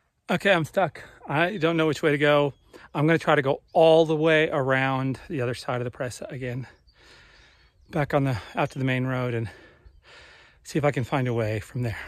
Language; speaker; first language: English; native; English